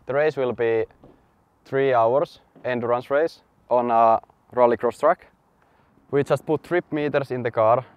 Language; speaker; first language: English; non-native, fluent; Finnish